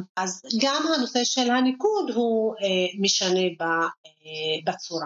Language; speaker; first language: Hebrew; non-native, local second language; Arabic